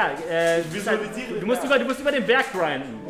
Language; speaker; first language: German; native; German